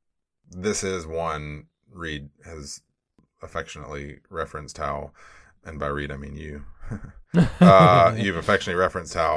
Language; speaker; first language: English; native; English